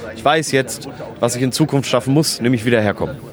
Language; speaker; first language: German; native; German